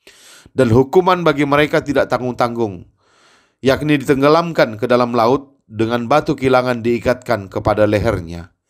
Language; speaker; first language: Indonesian; native; Indonesian